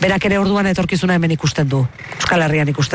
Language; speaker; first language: Basque; native; Basque